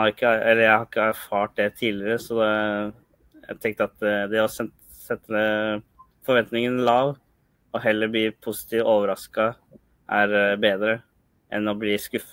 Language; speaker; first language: Norwegian; early bilingual, other home language; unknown